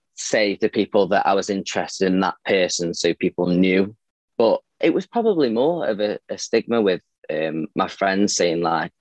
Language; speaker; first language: English; native; English